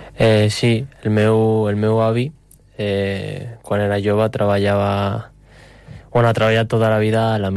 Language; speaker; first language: Catalan; non-native, local second language; Spanish